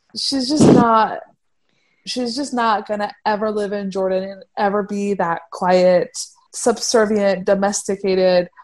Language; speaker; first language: English; early bilingual, heritage; Persian